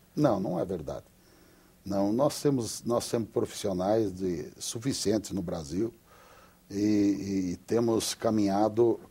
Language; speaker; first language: Portuguese; native; Portuguese